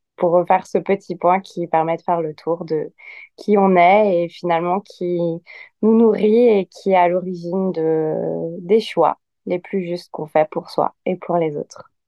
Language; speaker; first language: French; native; French